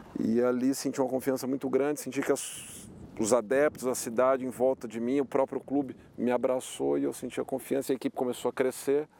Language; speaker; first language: Portuguese; native; Portuguese